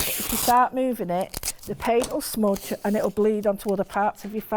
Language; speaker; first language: English; native; English